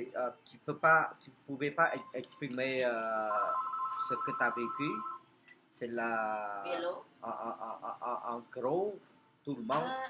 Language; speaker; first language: French; non-native, fluent; Khmer